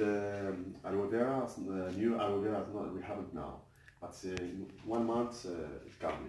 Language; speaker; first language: English; non-native, learner; Arabic